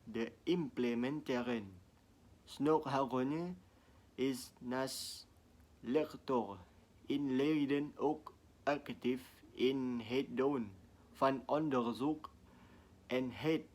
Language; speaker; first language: Dutch; non-native, learner; Indonesian